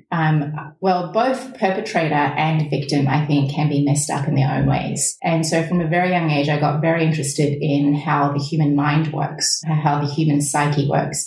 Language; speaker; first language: English; native; English